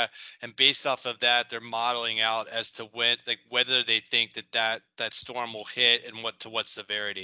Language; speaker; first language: English; native; English